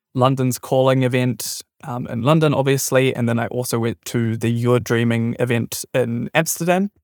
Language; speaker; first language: English; native; English